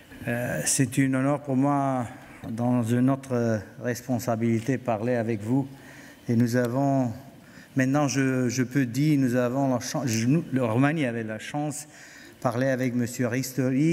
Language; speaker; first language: French; non-native, learner; Romanian